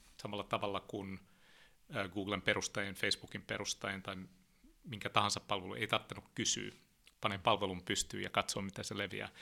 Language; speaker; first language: Finnish; early bilingual, heritage; Finnish